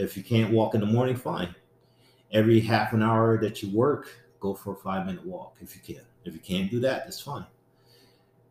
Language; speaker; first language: English; native; English